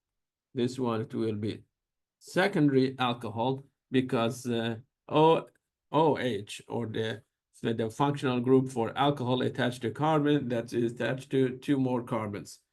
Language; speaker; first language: English; non-native, fluent; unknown